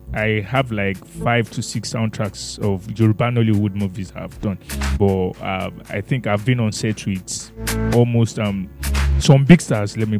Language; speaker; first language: English; non-native, local second language; Yoruba